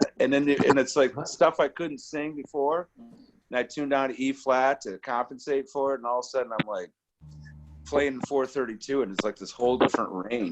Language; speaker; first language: English; native; English